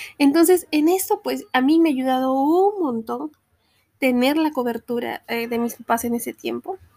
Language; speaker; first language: Spanish; native; Spanish